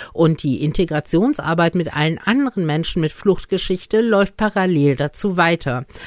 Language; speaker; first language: German; native; German